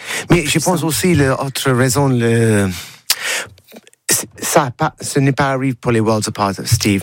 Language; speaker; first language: French; non-native, learner; English